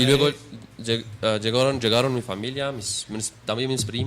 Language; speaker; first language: Spanish; non-native, learner; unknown